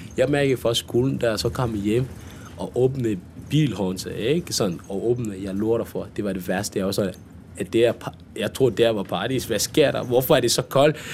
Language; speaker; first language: Danish; early bilingual, other home language; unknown